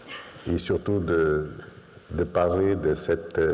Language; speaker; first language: French; non-native, fluent; Portuguese